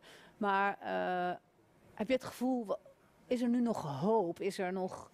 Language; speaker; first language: Dutch; native; Dutch